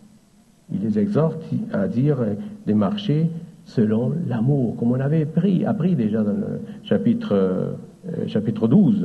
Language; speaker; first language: French; native; French